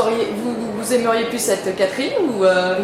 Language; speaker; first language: French; native; French